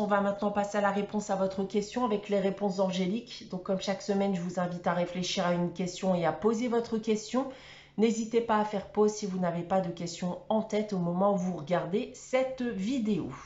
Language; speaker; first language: French; native; French